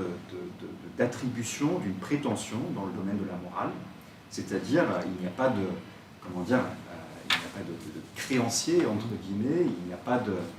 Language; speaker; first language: French; native; French